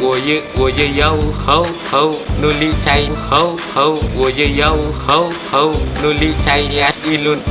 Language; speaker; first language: Chinese; non-native, learner; Indonesian